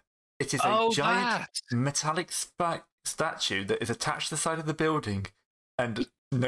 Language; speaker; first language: English; native; English